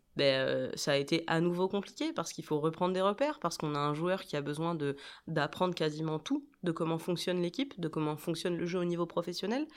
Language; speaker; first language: French; native; French